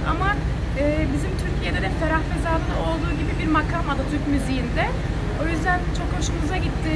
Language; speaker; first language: Turkish; early bilingual, heritage; Turkish